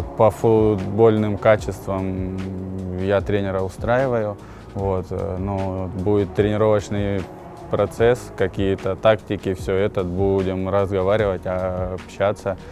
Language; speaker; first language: Russian; native; Russian